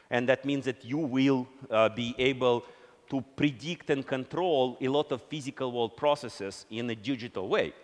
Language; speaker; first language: English; non-native, fluent; Russian